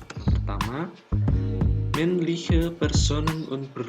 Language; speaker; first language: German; non-native, learner; Indonesian